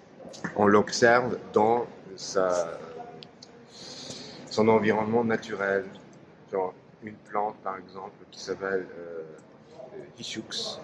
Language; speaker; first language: French; non-native, fluent; Turkish